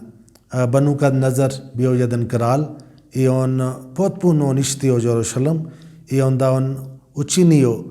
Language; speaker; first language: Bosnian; non-native, learner; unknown